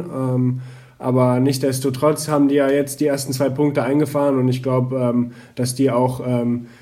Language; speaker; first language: German; native; German